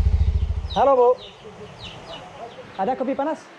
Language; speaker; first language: Indonesian; non-native, learner; English